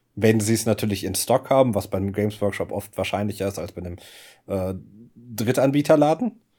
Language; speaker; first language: German; non-native, fluent; English